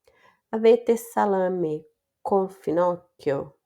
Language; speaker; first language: Italian; non-native, fluent; Portuguese